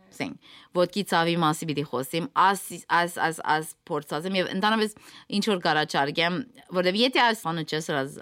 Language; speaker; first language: Armenian; early bilingual, heritage; Armenian